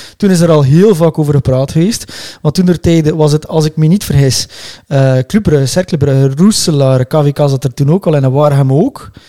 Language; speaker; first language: Dutch; native; Dutch